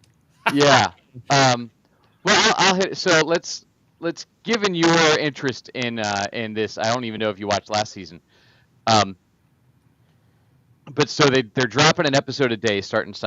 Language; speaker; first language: English; native; English